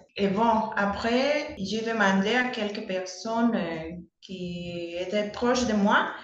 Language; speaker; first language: French; non-native, fluent; Spanish